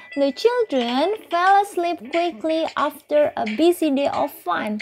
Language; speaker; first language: English; non-native, fluent; Indonesian